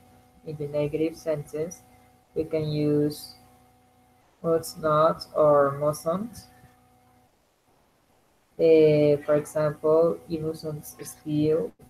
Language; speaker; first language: English; non-native, learner; Spanish